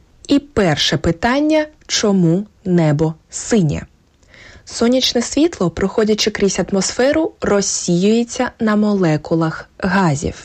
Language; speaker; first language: Ukrainian; native; Ukrainian